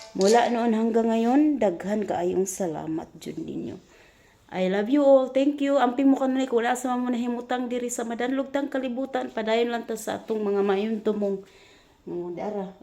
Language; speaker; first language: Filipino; non-native, local second language; Cebuano